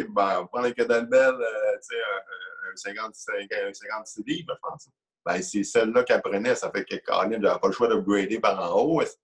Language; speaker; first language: French; native; French